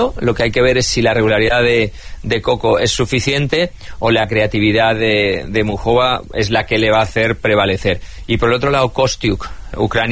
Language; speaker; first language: Spanish; native; Spanish